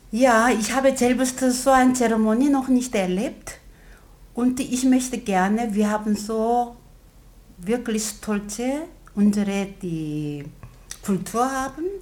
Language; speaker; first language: German; non-native, learner; Korean